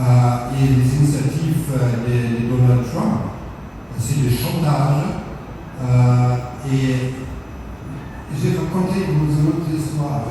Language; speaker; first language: French; non-native, fluent; German